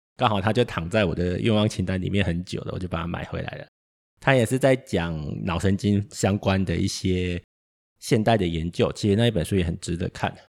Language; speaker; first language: Chinese; native; Chinese